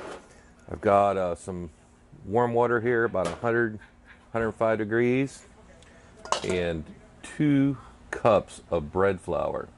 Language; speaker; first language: English; native; English